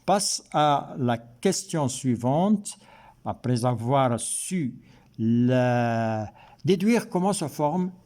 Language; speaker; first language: French; non-native, local second language; Arabic